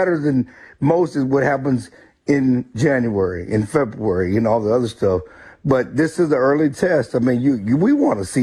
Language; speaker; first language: English; native; English